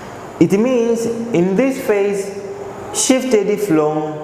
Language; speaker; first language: English; non-native, local second language; Swahili